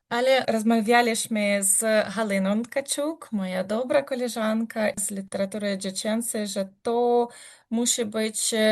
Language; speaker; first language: Polish; non-native, learner; Ukrainian